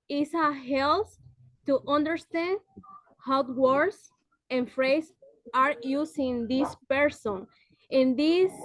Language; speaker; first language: English; non-native, learner; Spanish